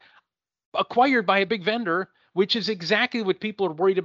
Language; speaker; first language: English; native; English